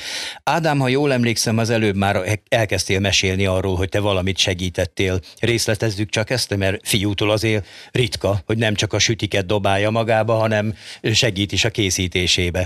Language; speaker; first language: Hungarian; native; Hungarian